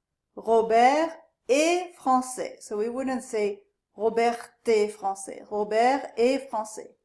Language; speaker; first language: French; non-native, fluent; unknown